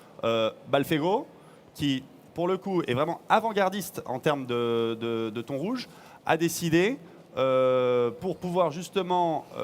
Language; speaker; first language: French; native; French